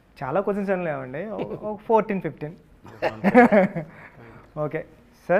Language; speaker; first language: Telugu; native; Telugu